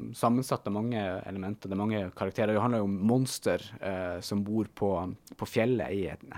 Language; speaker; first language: Norwegian; native; Norwegian